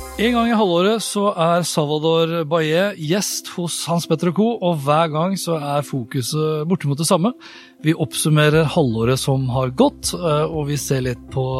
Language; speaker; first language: Norwegian; native; Norwegian